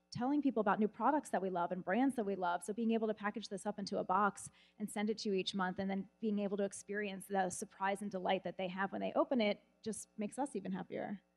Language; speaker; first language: English; native; English